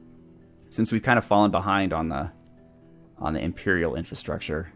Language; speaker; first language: English; native; English